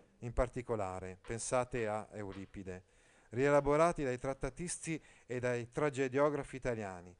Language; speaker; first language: Italian; native; Italian